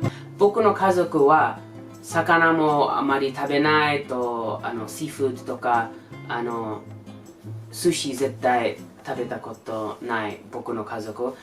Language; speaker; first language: Japanese; non-native, learner; English